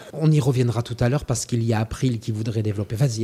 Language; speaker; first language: French; native; French